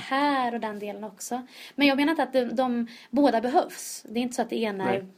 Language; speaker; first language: Swedish; native; Swedish